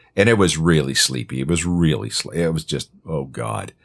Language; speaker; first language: English; native; English